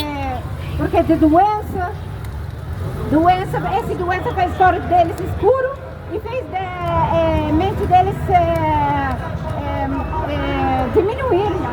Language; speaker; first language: Portuguese; non-native, learner; Arabic